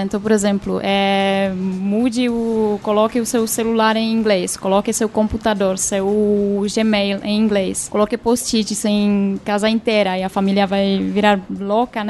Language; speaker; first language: Portuguese; non-native, fluent; Czech